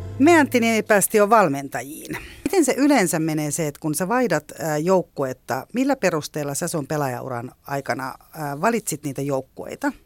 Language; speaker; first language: Finnish; native; Finnish